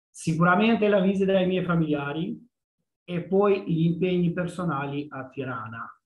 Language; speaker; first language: Italian; non-native, fluent; Albanian